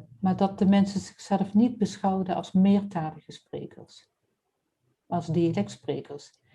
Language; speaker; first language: Dutch; native; Dutch